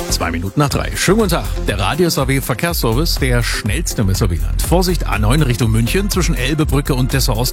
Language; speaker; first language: German; native; German